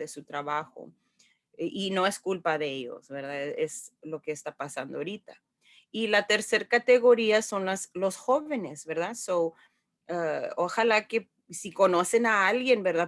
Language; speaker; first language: Spanish; early bilingual, heritage; Spanish